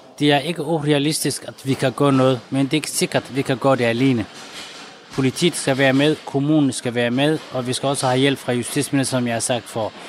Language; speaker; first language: Danish; non-native, fluent; Somali